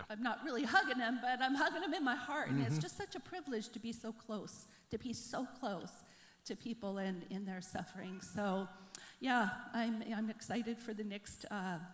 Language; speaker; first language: English; native; English